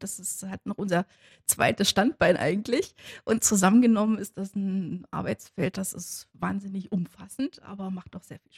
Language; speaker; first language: German; native; German